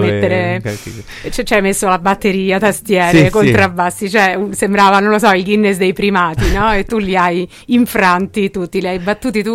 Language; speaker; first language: Italian; native; Italian